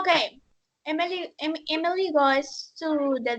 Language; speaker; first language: English; non-native, learner; Spanish